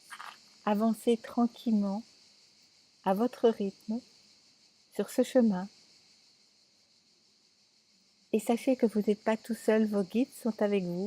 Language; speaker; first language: French; native; French